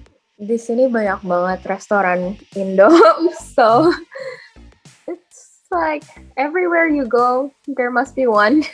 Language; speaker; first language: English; non-native, fluent; Indonesian